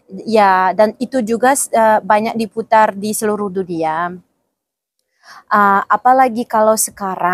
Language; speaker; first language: Indonesian; non-native, fluent; Ukrainian